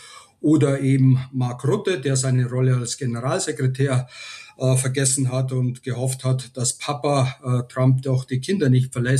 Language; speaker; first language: German; native; German